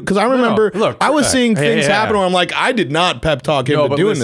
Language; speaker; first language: English; native; English